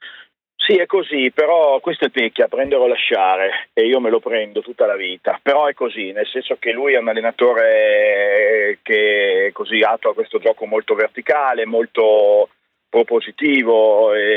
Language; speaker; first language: Italian; native; Italian